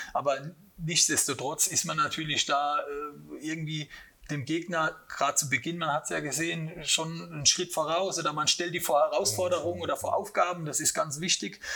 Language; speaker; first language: German; native; German